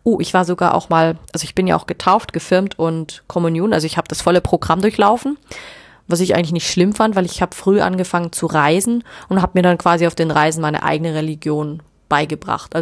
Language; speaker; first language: German; native; German